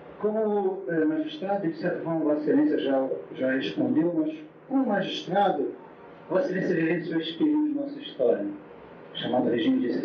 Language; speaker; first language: Portuguese; native; Portuguese